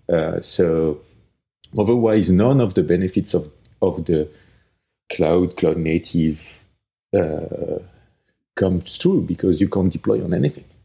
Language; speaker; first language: English; non-native, fluent; French